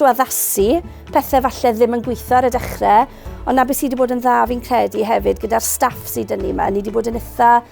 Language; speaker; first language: Welsh; native; Welsh